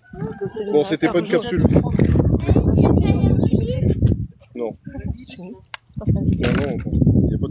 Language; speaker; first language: French; native; French